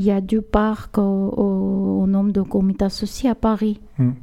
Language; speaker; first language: French; non-native, learner; Armenian